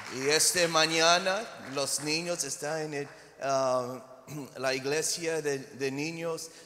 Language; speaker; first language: Spanish; non-native, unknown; English